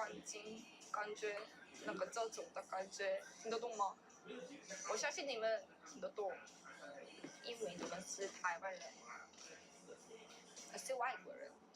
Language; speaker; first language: Chinese; non-native, learner; Korean